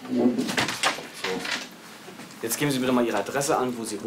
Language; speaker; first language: German; native; German